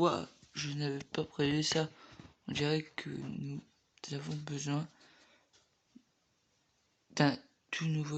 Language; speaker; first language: French; native; French